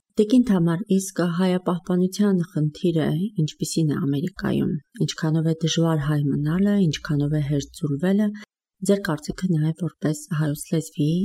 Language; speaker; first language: Armenian; native; Armenian